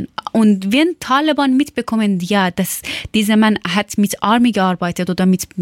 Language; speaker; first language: German; non-native, learner; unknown